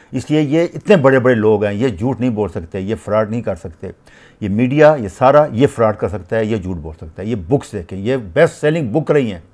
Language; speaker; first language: Urdu; native; Urdu